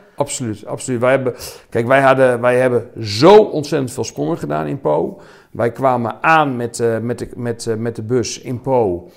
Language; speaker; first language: Dutch; native; Dutch